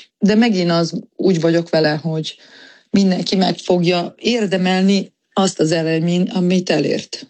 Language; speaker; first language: Hungarian; native; Hungarian